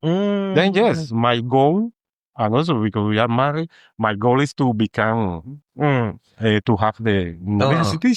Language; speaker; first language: English; non-native, fluent; Spanish